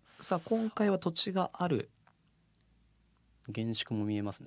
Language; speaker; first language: Japanese; native; Japanese